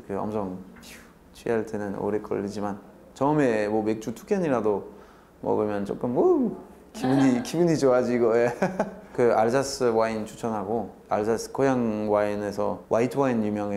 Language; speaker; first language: Korean; non-native, fluent; French